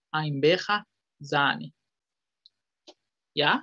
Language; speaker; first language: German; non-native, fluent; Spanish